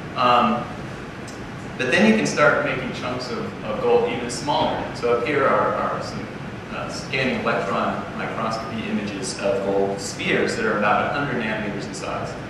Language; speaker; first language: English; native; English